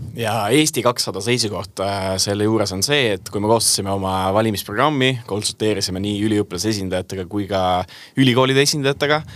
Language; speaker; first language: Estonian; non-native, local second language; Russian